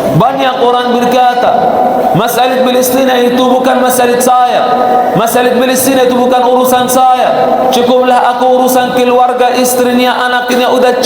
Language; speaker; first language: Indonesian; non-native, fluent; Arabic